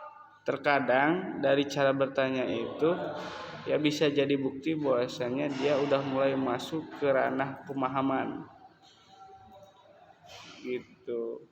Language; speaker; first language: Indonesian; native; Indonesian